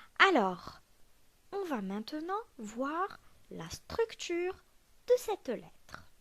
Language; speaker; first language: French; non-native, local second language; Arabic